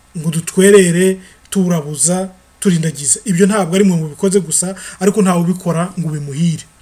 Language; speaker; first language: Kinyarwanda; early bilingual, heritage; Kinyarwanda